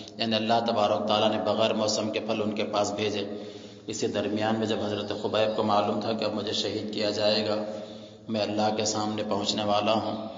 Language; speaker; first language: Urdu; native; Urdu